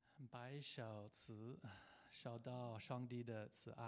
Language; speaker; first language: Chinese; non-native, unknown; English